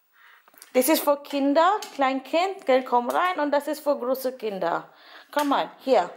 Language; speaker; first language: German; non-native, learner; Filipino